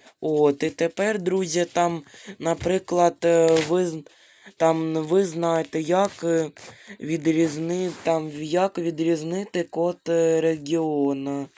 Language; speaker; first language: Ukrainian; non-native, local second language; Russian